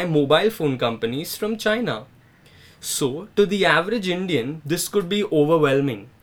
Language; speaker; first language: English; non-native, local second language; Hindi